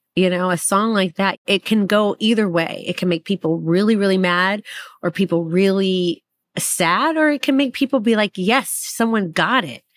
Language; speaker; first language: English; native; English